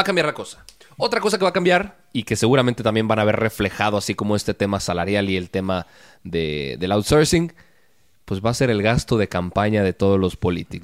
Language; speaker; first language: Spanish; native; Spanish